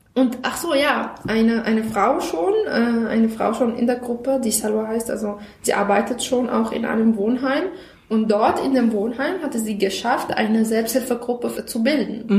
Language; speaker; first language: German; non-native, fluent; Arabic